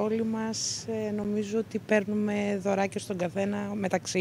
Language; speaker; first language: Greek; native; Greek